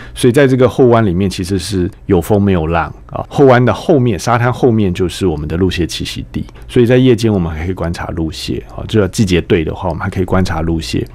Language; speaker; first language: Chinese; native; Chinese